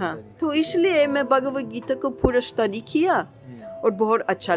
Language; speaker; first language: Hindi; non-native, fluent; English